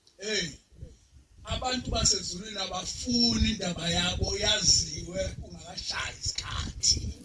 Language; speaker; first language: Zulu; native; Zulu